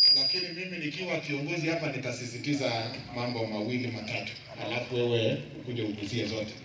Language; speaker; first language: Swahili; non-native, local second language; Kalenjin